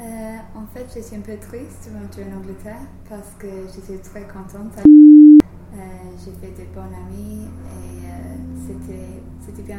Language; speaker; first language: French; non-native, learner; English